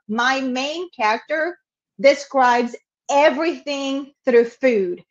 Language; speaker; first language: English; non-native, fluent; Spanish